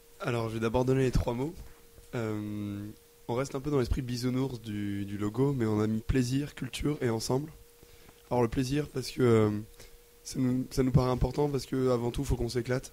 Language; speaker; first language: French; native; French